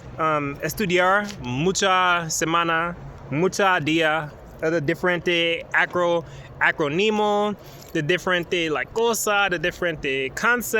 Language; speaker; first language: Spanish; non-native, learner; English